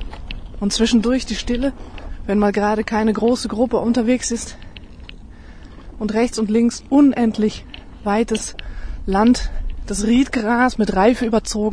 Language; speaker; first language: German; native; German